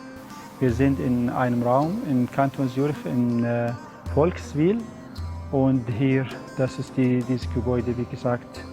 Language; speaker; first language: German; non-native, fluent; Arabic